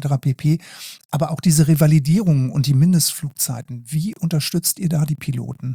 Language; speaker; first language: German; native; German